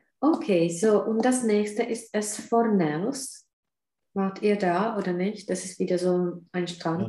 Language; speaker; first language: German; non-native, fluent; Czech